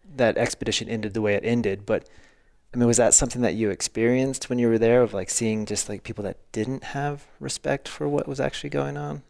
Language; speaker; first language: English; native; English